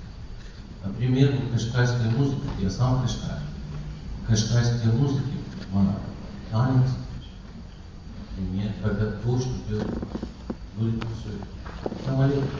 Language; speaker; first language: Russian; non-native, learner; Persian